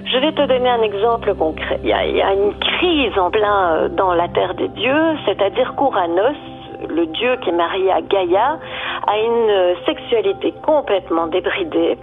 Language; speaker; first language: French; native; French